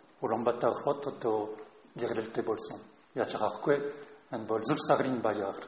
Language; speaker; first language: Mongolian; non-native, fluent; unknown